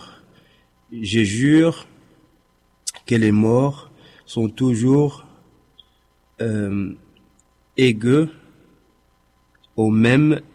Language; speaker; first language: French; non-native, local second language; Arabic